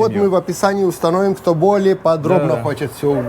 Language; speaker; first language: Russian; native; Russian